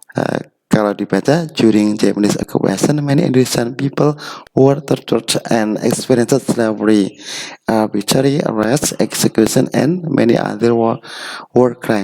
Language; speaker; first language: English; non-native, learner; Indonesian